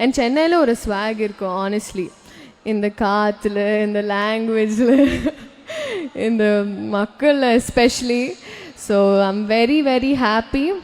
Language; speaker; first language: Tamil; non-native, learner; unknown